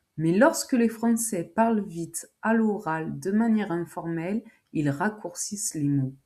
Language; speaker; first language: French; native; French